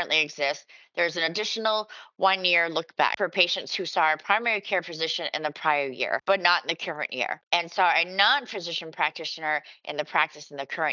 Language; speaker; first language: English; native; English